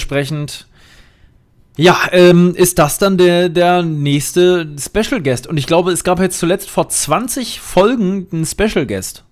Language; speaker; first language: German; native; German